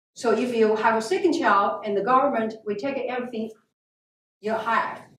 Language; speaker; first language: English; non-native, learner; Chinese